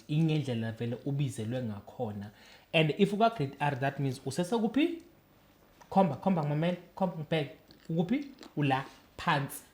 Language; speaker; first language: Zulu; native; Zulu